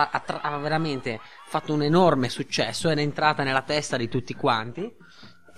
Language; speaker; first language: Italian; native; Italian